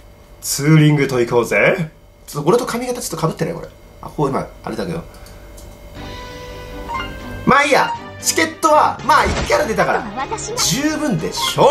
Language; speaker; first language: Japanese; native; Japanese